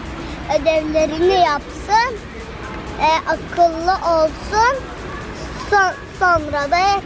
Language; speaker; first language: Turkish; early bilingual, other home language; Arabic